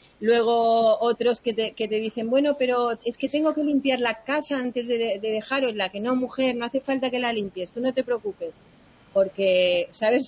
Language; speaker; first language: Spanish; native; Spanish